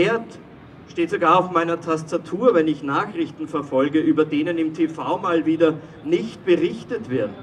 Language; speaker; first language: German; native; German